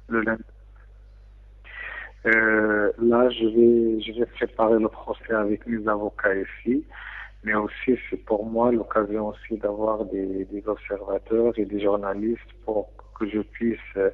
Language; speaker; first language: French; non-native, local second language; Arabic